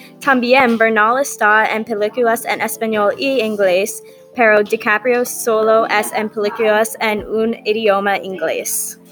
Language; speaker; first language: Spanish; non-native, learner; English